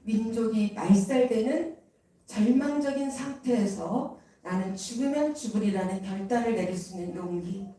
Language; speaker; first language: Korean; native; Korean